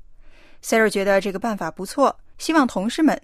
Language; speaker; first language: Chinese; native; Chinese